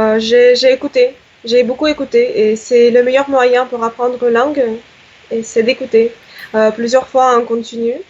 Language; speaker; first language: French; non-native, fluent; Russian